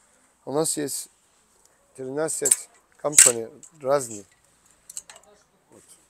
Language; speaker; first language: Russian; non-native, learner; Turkish